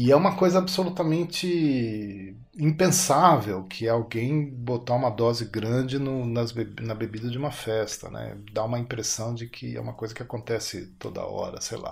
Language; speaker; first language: Portuguese; native; Portuguese